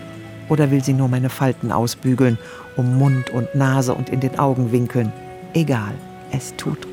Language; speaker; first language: German; native; German